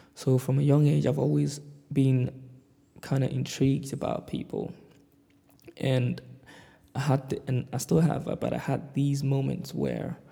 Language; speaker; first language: English; native; English